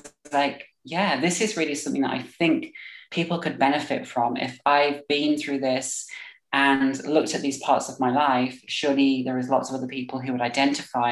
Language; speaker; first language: English; native; English